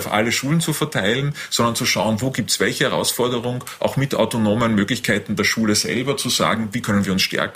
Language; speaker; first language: German; native; German